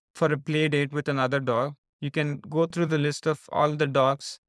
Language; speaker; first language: English; non-native, local second language; Telugu